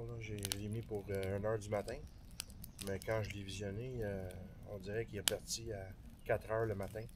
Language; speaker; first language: French; native; French